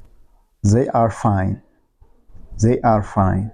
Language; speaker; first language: English; non-native, local second language; Oromo